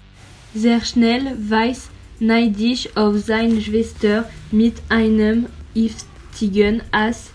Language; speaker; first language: German; non-native, learner; French